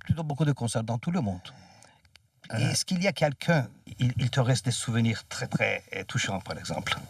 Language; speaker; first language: French; non-native, fluent; Turkish